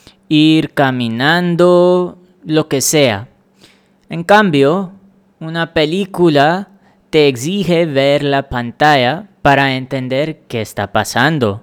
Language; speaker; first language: Spanish; non-native, fluent; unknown